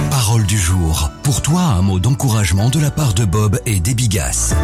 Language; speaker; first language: French; native; French